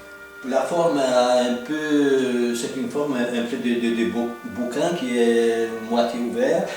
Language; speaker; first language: French; non-native, fluent; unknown